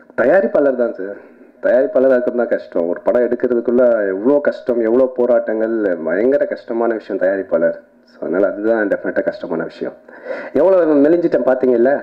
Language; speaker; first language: Tamil; native; Tamil